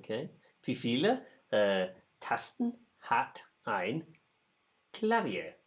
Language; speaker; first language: German; non-native, learner; English